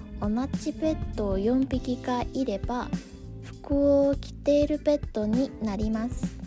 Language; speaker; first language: Japanese; non-native, learner; Chinese